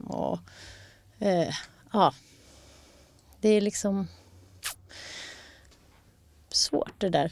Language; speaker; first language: Swedish; native; Swedish